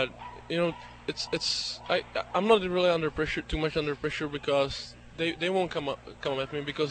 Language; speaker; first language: English; non-native, fluent; Czech